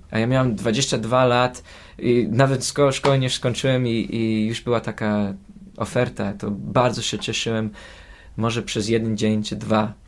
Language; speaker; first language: Polish; early bilingual, heritage; Polish